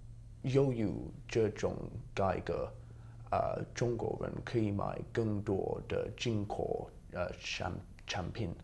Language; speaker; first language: Chinese; non-native, learner; English